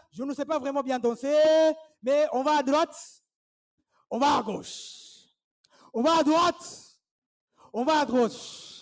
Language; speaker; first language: French; non-native, fluent; Swahili